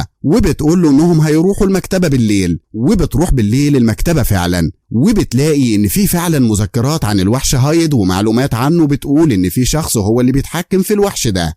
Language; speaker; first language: Arabic; native; Arabic